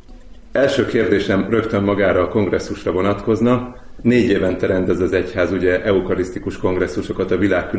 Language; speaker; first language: Hungarian; native; Hungarian